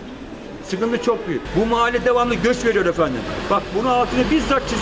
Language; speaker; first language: Turkish; native; Turkish